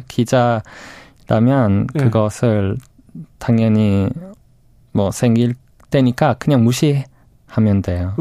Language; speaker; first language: Korean; non-native, fluent; English